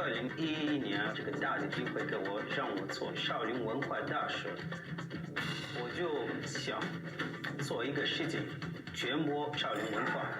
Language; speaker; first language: Chinese; non-native, learner; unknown